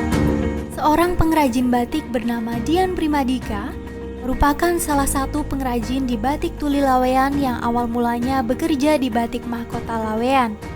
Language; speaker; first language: Indonesian; native; Indonesian